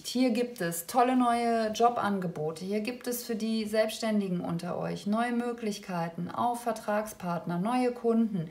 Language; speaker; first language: German; native; German